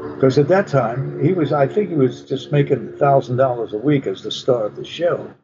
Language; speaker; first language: English; early bilingual, other home language; Polish